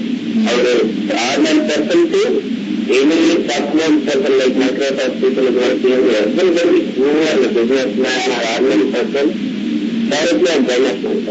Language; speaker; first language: Kannada; non-native, local second language; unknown